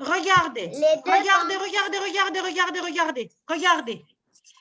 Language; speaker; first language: French; non-native, local second language; Arabic